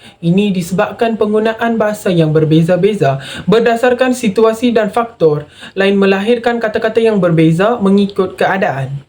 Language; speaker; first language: Malay; non-native, local second language; Tamil